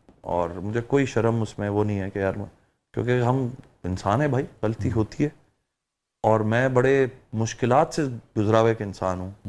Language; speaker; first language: Urdu; early bilingual, heritage; Urdu